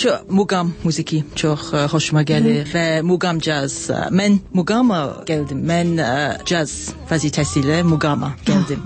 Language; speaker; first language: Azerbaijani; non-native, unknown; English